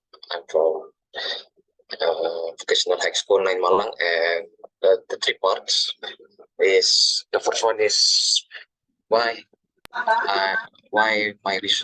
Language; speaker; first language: English; non-native, learner; Indonesian